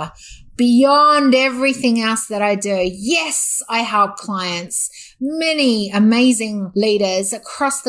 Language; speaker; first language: English; native; English